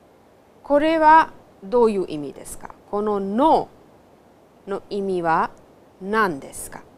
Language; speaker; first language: Japanese; non-native, fluent; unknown